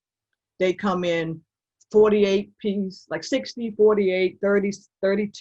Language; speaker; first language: English; native; English